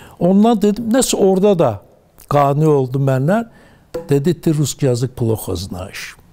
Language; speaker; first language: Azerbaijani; native; Azerbaijani